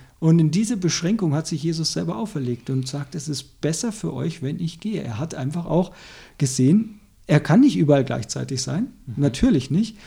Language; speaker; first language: German; native; German